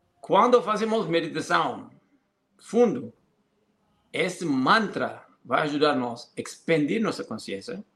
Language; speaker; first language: Portuguese; non-native, fluent; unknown